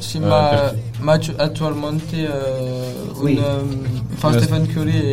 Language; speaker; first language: Italian; non-native, learner; French